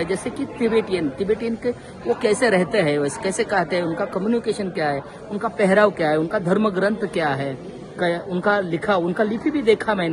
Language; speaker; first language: Hindi; non-native, local second language; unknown